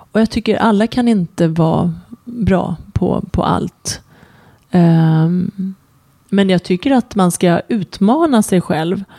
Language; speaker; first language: Swedish; early bilingual, other home language; Persian